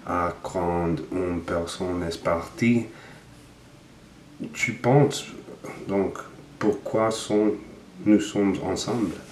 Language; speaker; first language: French; non-native, learner; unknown